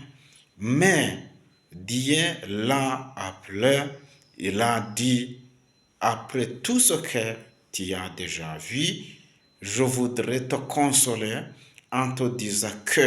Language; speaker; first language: French; non-native, local second language; Kinyarwanda